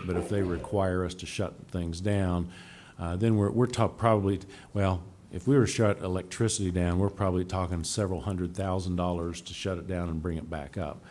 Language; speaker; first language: English; native; English